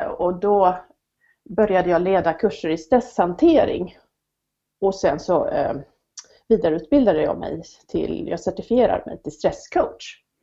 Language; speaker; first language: Swedish; native; Swedish